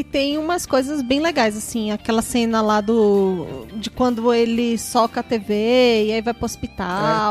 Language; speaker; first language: Portuguese; native; Portuguese